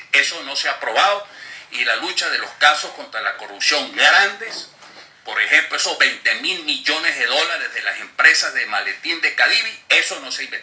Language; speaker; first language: Spanish; native; Spanish